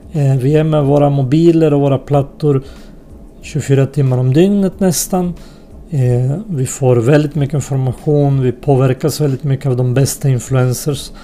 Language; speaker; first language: Swedish; early bilingual, other home language; Spanish